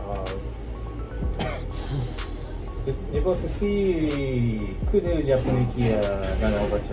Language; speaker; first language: French; non-native, learner; Japanese